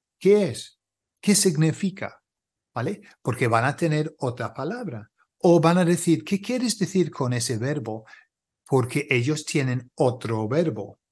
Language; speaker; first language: Spanish; non-native, fluent; English